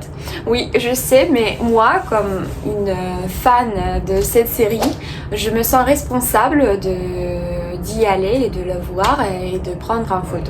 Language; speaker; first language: French; non-native, fluent; Russian